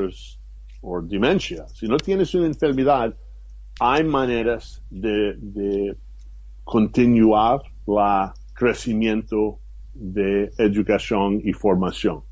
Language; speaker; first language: Spanish; non-native, fluent; English